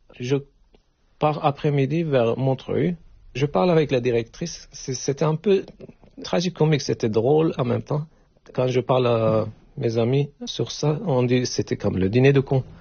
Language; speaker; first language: French; non-native, learner; Turkish